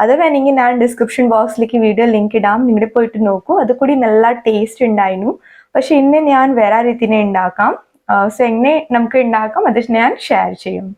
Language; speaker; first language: Malayalam; non-native, learner; Kannada